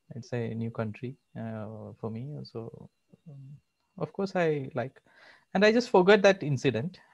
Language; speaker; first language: English; non-native, local second language; Malayalam